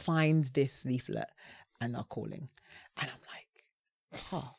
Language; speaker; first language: English; native; English